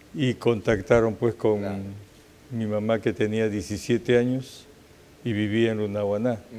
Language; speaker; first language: Spanish; native; Spanish